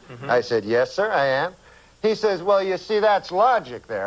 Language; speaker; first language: English; native; English